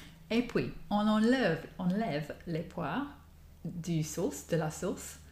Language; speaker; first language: French; non-native, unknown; English